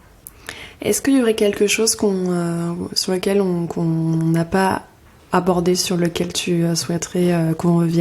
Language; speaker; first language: French; native; French